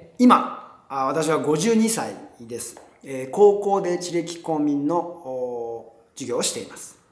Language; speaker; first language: Japanese; native; Japanese